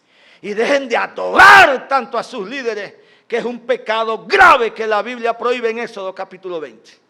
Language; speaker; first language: Spanish; native; Spanish